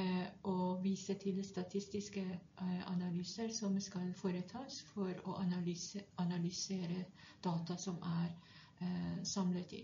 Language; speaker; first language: Norwegian; non-native, fluent; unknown